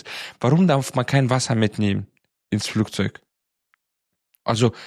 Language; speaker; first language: German; non-native, fluent; Romanian